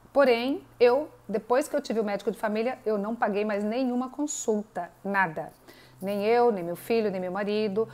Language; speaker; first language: Portuguese; native; Portuguese